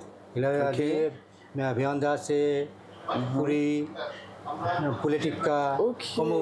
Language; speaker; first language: French; non-native, learner; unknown